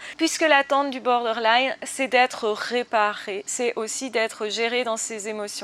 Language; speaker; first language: French; native; French